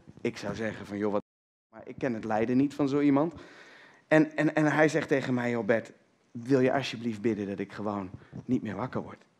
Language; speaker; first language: Dutch; native; Dutch